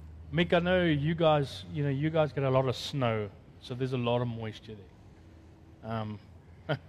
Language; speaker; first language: English; non-native, local second language; Afrikaans